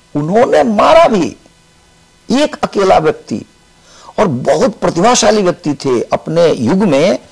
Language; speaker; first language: Hindi; native; Hindi